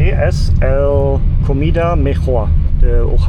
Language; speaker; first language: Spanish; non-native, learner; German